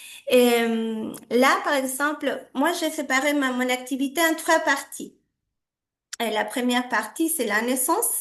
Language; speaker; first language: French; non-native, fluent; Spanish